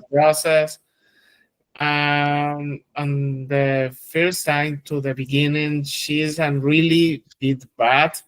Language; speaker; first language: English; non-native, learner; Spanish